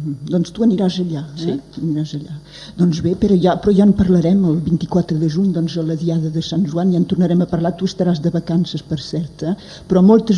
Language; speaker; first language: Catalan; native; Catalan